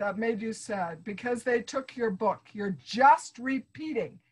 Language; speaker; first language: English; native; English